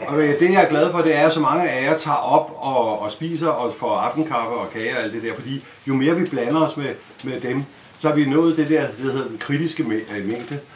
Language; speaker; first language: Danish; native; Danish